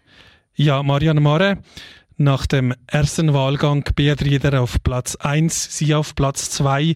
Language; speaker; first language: German; native; German